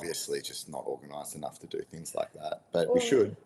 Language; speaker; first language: English; native; English